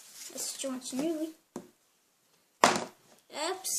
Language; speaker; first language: French; native; French